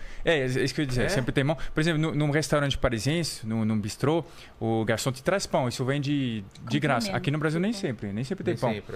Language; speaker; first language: Portuguese; non-native, fluent; French